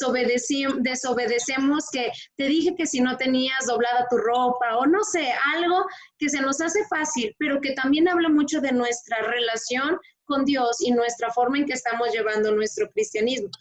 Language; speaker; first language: Spanish; native; Spanish